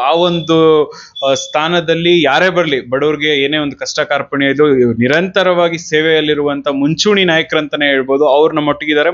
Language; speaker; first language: Kannada; native; Kannada